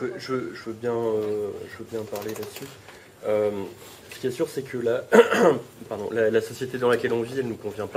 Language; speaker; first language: French; native; French